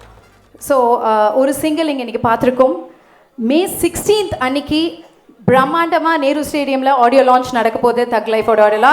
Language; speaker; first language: Tamil; native; Tamil